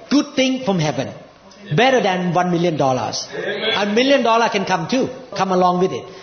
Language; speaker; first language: English; non-native, fluent; Thai